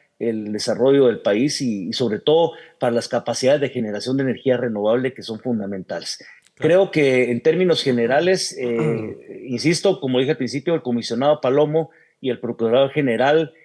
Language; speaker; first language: Spanish; native; Spanish